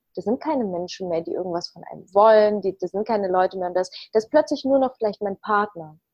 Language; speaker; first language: German; early bilingual, other home language; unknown